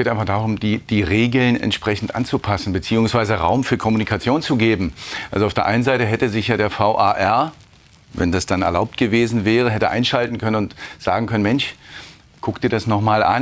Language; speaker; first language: German; native; German